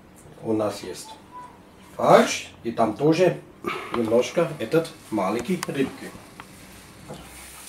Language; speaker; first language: Russian; non-native, learner; German